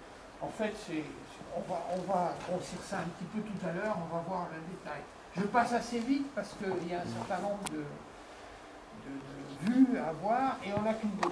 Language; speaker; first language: French; native; French